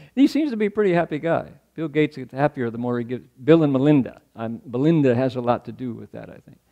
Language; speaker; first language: English; native; English